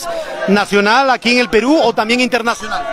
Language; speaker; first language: Spanish; native; Spanish